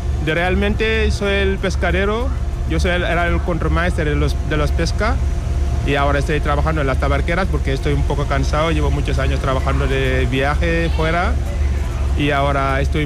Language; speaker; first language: Spanish; non-native, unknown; Wolof